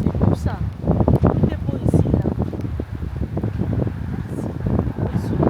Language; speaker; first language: French; non-native, fluent; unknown